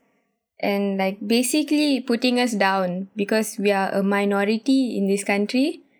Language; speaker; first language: English; non-native, local second language; Tamil